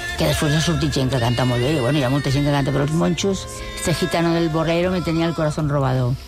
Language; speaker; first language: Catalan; non-native, local second language; Spanish